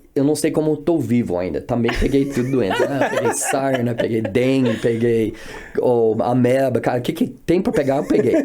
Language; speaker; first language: Portuguese; non-native, fluent; English